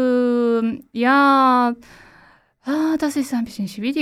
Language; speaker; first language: German; non-native, learner; Japanese